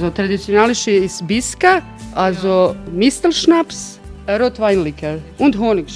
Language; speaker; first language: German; non-native, learner; Croatian